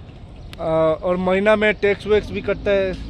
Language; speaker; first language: Hindi; native; Hindi